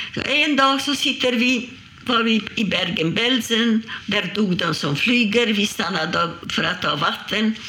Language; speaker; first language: Swedish; non-native, fluent; Hungarian